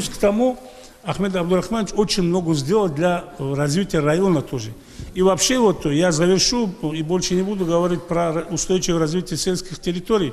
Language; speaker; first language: Russian; native; Russian